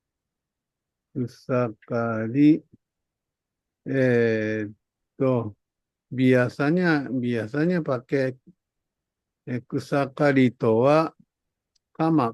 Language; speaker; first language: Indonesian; non-native, fluent; Japanese